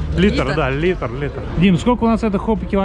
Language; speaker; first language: Russian; native; Russian